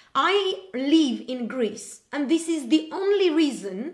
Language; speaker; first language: English; non-native, fluent; Armenian